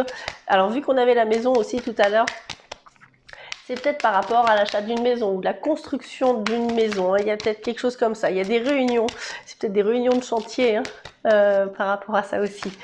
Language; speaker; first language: French; native; French